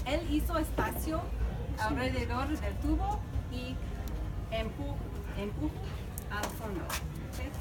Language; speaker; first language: Spanish; non-native, fluent; English